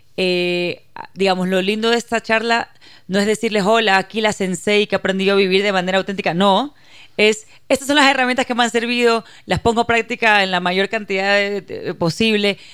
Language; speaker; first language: Spanish; native; Spanish